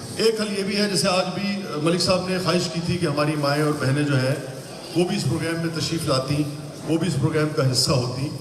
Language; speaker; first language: Urdu; non-native, local second language; Punjabi